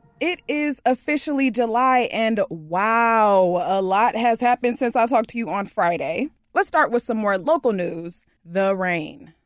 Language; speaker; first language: English; native; English